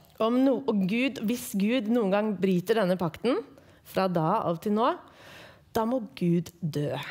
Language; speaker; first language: Norwegian; native; Norwegian